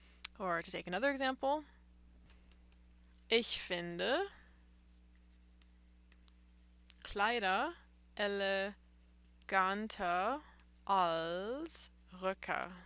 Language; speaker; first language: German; non-native, fluent; English